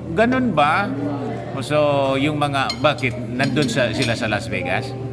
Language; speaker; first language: Filipino; non-native, local second language; Bikol